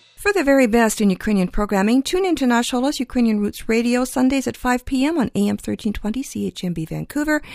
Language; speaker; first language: English; early bilingual, other home language; Ukrainian